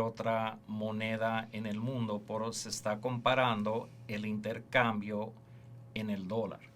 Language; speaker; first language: Spanish; early bilingual, heritage; Spanish